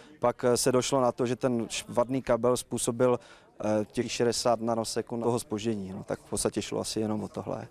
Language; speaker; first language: Czech; native; Czech